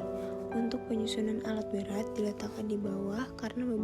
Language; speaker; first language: Malay; native; Malay